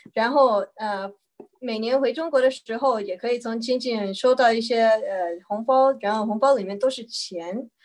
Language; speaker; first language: Chinese; early bilingual, heritage; Chinese